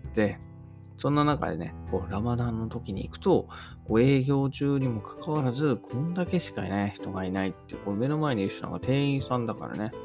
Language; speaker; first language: Japanese; native; Japanese